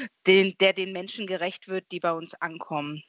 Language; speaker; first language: German; native; German